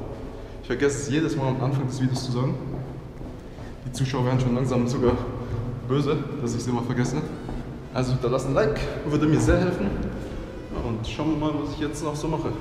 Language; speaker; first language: German; native; German